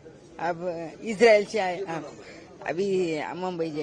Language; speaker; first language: Hindi; non-native, local second language; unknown